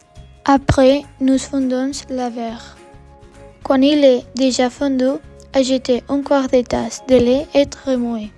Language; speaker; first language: French; non-native, learner; English